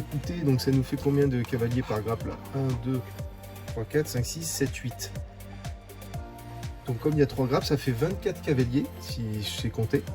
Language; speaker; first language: French; native; French